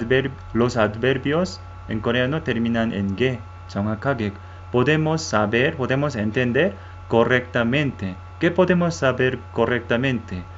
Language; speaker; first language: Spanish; non-native, fluent; Korean